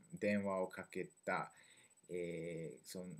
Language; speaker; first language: Japanese; non-native, learner; French